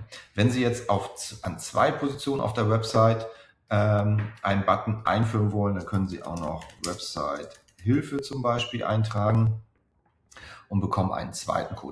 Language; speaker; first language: German; native; German